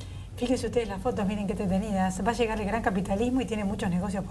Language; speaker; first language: Spanish; native; Spanish